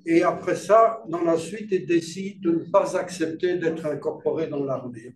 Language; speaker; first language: French; native; French